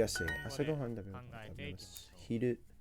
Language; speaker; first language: Japanese; non-native, learner; English